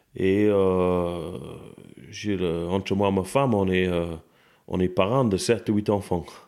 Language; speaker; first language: French; non-native, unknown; English